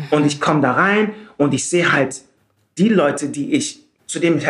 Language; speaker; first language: German; native; German